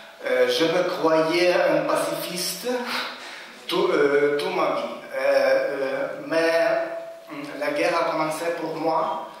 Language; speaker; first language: French; non-native, fluent; Ukrainian